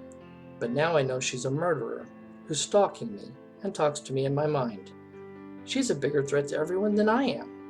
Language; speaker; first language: English; native; English